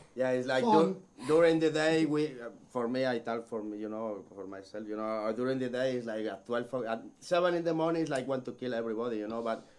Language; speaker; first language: English; non-native, learner; Spanish